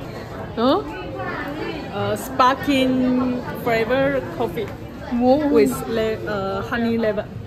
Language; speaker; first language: English; non-native, learner; Korean